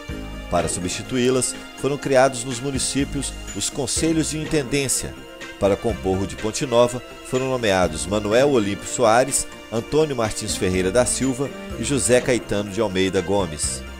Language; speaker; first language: Portuguese; native; Portuguese